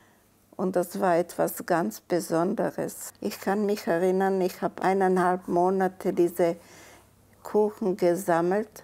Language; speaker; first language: German; non-native, fluent; Czech